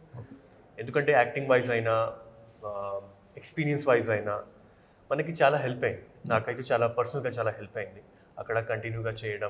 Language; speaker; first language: Telugu; non-native, fluent; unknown